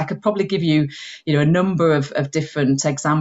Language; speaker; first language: English; native; English